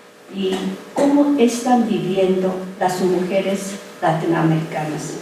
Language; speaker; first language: Spanish; non-native, fluent; Japanese